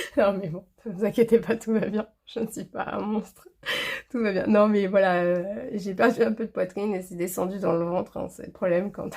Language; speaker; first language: French; early bilingual, other home language; Portuguese